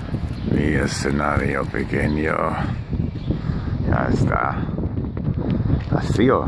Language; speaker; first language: Spanish; non-native, learner; German